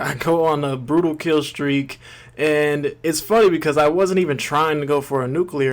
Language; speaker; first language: English; native; English